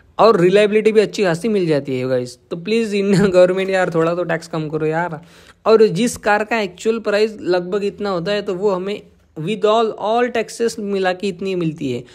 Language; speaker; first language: Hindi; non-native, local second language; Marathi